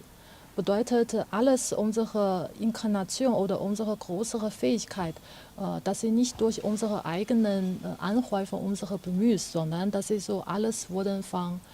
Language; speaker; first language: German; non-native, fluent; Chinese